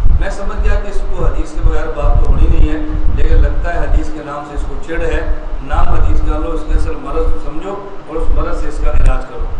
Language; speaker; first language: Urdu; non-native, local second language; Punjabi